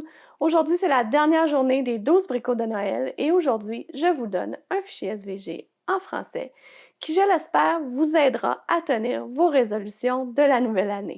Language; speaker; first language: French; native; French